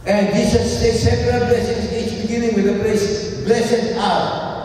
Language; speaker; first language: English; non-native, local second language; Filipino